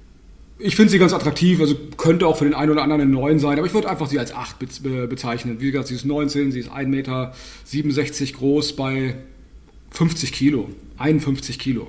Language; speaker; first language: German; native; German